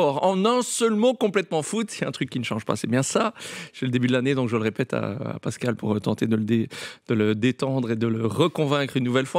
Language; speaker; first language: French; native; French